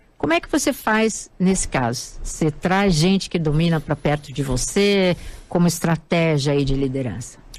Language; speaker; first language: Portuguese; native; Portuguese